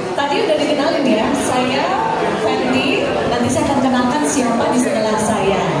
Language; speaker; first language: Indonesian; native; Indonesian